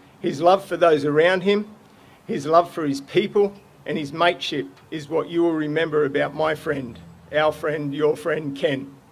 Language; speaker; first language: English; native; English